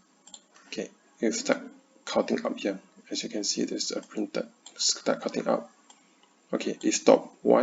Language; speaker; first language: English; non-native, learner; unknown